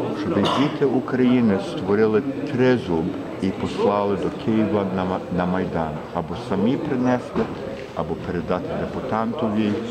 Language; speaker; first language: Ukrainian; early bilingual, heritage; Ukrainian